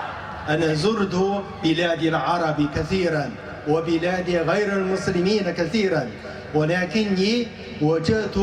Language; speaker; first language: Arabic; non-native, fluent; Chinese